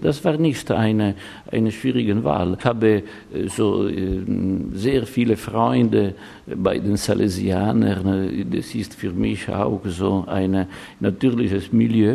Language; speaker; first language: German; non-native, fluent; Italian